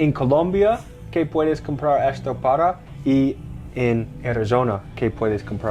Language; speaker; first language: Spanish; non-native, learner; English